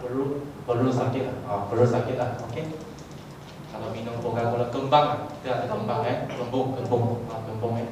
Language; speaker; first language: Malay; non-native, local second language; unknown